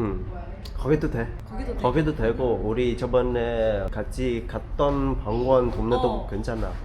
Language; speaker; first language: Korean; non-native, fluent; Vietnamese